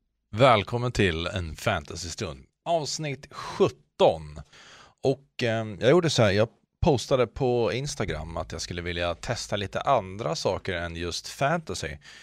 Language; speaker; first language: Swedish; native; Swedish